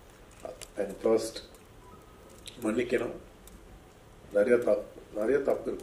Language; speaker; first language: Tamil; non-native, local second language; Telugu